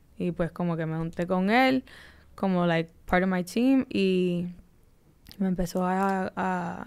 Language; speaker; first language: Spanish; early bilingual, heritage; Spanish